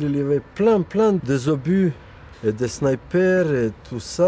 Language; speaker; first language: French; non-native, fluent; Bosnian